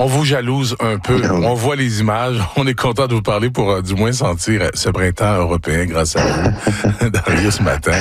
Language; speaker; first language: French; native; French